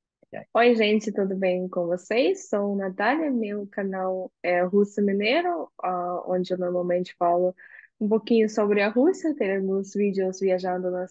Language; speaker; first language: Portuguese; non-native, fluent; Russian